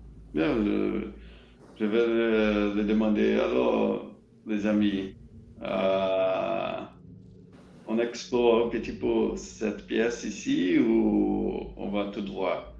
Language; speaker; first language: French; non-native, learner; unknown